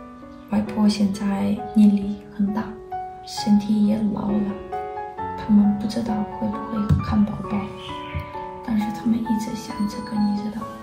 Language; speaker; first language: Chinese; non-native, learner; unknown